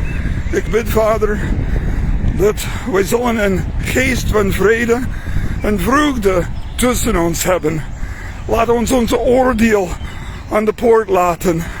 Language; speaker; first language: Dutch; non-native, fluent; English